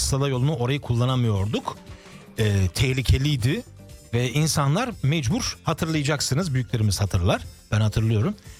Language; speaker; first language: Turkish; early bilingual, heritage; Turkish